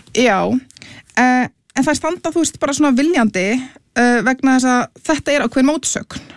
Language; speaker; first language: Icelandic; early bilingual, other home language; Serbian